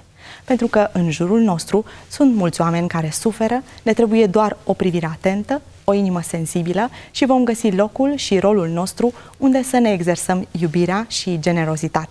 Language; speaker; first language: Romanian; native; Romanian